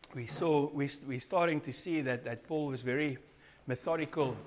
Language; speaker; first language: English; non-native, local second language; Afrikaans